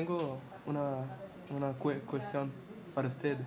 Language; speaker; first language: Spanish; non-native, fluent; Portuguese